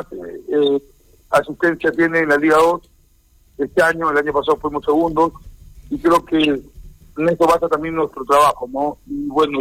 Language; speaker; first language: Spanish; native; Spanish